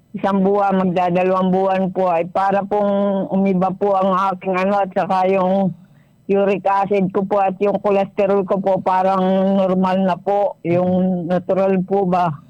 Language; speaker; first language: Filipino; native; Filipino